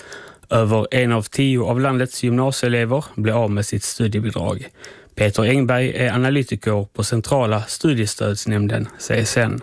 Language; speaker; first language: Swedish; native; Swedish